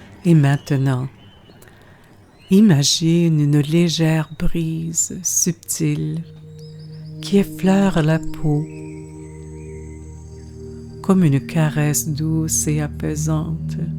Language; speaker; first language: French; native; French